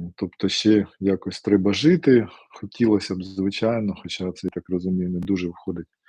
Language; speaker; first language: Ukrainian; non-native, local second language; Russian